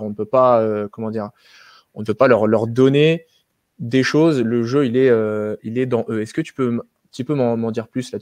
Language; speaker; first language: French; native; French